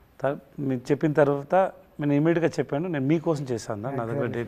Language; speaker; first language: Telugu; non-native, learner; Tamil